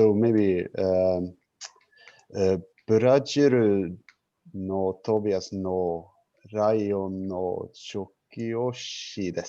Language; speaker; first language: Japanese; non-native, learner; English